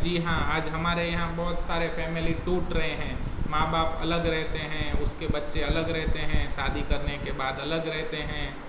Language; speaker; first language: Hindi; non-native, local second language; Gujarati